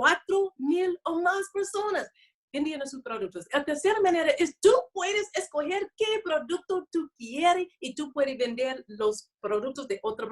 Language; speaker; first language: Spanish; non-native, learner; English